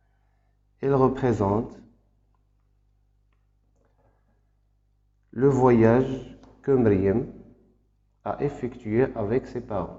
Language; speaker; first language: French; non-native, local second language; Arabic